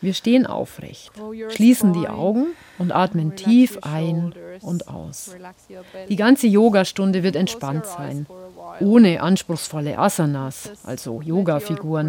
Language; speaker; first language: German; native; German